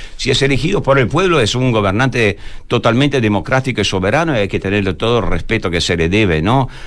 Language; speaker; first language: Spanish; non-native, fluent; Italian